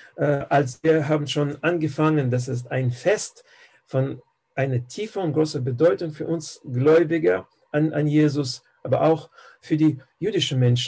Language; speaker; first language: German; non-native, fluent; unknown